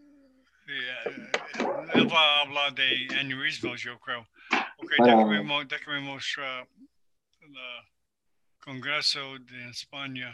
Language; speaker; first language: Spanish; non-native, learner; English